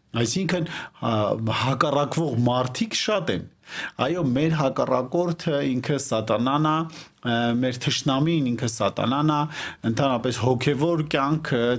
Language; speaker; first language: Armenian; native; Armenian